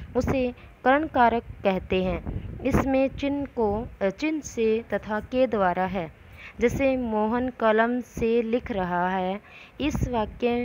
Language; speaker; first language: Hindi; native; Hindi